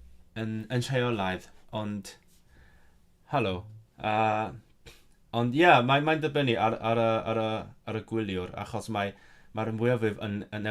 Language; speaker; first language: Welsh; non-native, learner; Cantonese